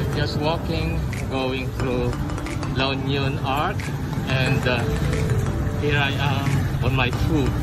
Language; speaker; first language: English; non-native, local second language; Iloko